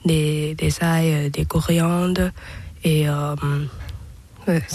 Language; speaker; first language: French; non-native, learner; Thai